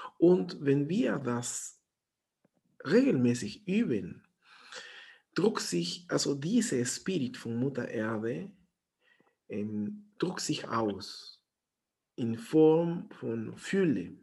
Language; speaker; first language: German; non-native, fluent; Spanish